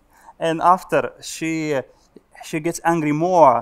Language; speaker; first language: English; non-native, learner; Russian